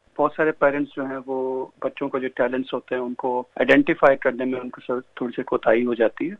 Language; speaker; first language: Urdu; native; Urdu